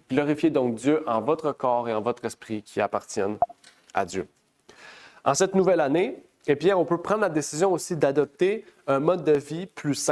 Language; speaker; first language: French; native; French